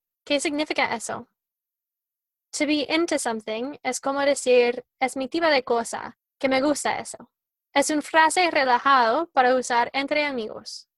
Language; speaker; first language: Spanish; non-native, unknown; English